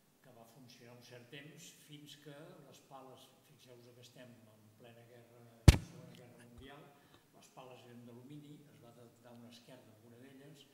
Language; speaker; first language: Catalan; native; Catalan